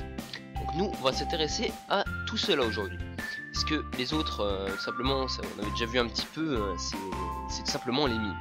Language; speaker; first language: French; native; French